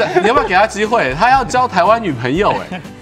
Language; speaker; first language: Chinese; native; Chinese